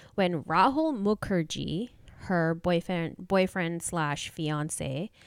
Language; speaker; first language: English; non-native, local second language; Hindi